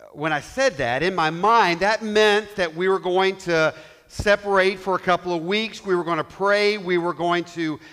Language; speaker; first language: English; native; English